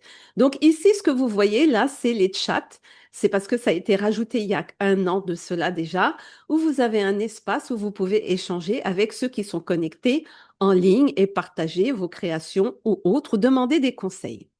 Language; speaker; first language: French; native; French